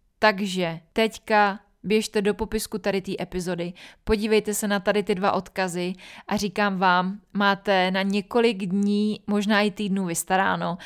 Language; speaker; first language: Czech; native; Czech